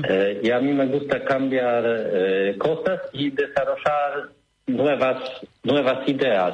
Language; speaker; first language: Spanish; non-native, learner; Polish